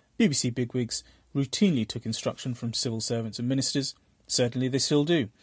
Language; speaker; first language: English; early bilingual, other home language; Bangla